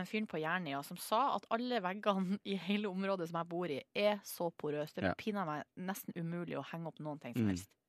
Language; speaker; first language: Norwegian; native; Norwegian